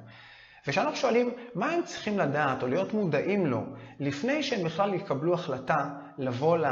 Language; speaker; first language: Hebrew; native; Hebrew